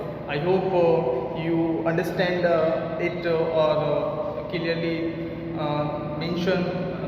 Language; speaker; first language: English; non-native, local second language; Hindi